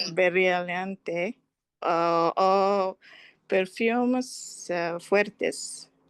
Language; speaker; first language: Spanish; non-native, learner; English